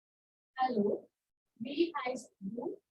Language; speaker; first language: German; non-native, learner; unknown